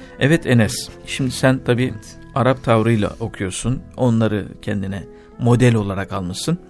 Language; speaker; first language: Turkish; native; Turkish